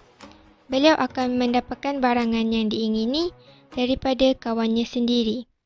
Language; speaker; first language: Malay; native; Malay